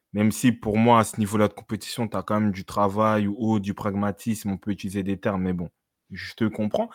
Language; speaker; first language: French; native; French